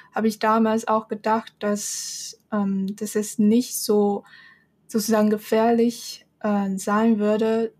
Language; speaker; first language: German; non-native, fluent; Chinese